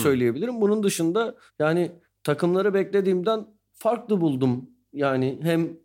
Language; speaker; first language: Turkish; native; Turkish